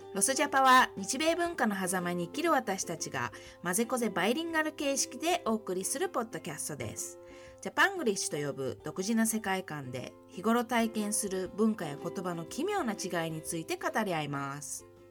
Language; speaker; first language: Japanese; early bilingual, heritage; Japanese